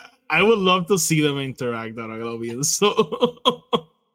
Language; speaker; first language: English; non-native, local second language; Spanish